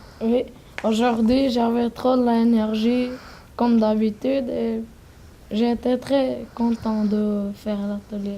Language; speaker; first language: French; non-native, learner; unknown